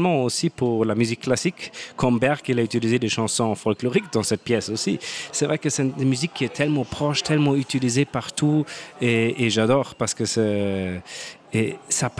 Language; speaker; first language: French; non-native, fluent; German